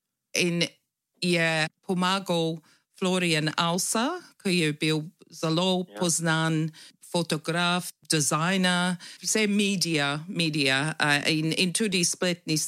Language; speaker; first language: Slovenian; early bilingual, heritage; English